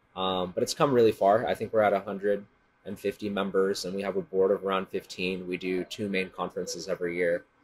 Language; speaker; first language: English; native; English